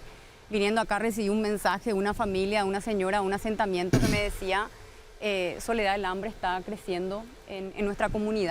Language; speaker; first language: Spanish; native; Spanish